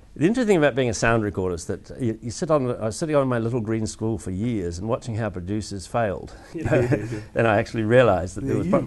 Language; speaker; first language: English; native; English